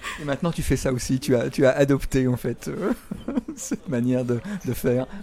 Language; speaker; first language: French; native; French